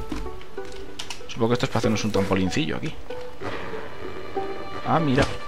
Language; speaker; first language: Spanish; native; Spanish